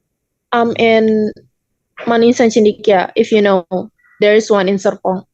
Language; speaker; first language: English; non-native, learner; Indonesian